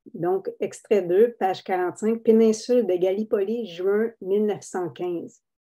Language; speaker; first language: French; native; French